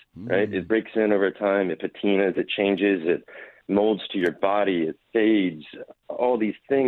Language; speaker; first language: English; native; English